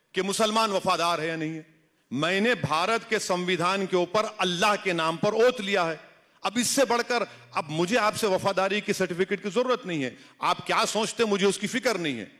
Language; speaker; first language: Hindi; non-native, local second language; Urdu